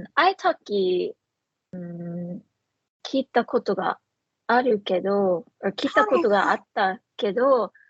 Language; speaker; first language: Japanese; non-native, fluent; English